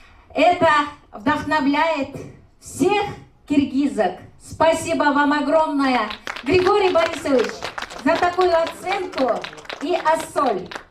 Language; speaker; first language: Russian; non-native, local second language; Kyrgyz